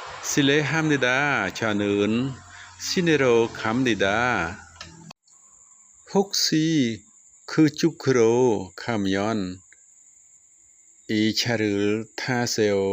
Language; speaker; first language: Korean; non-native, fluent; Khmer